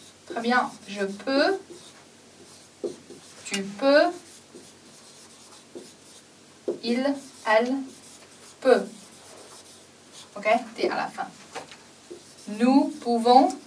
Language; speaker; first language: French; non-native, fluent; Chinese